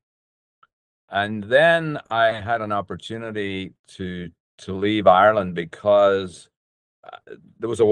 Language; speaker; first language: English; native; English